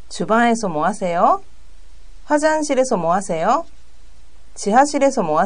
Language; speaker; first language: Korean; non-native, learner; Japanese